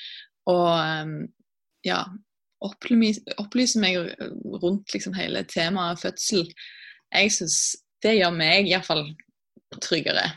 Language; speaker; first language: Norwegian; native; Norwegian